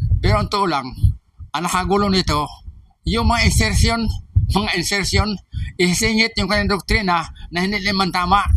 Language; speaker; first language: Filipino; non-native, local second language; Cebuano